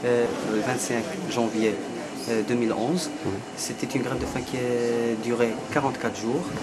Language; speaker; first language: French; non-native, learner; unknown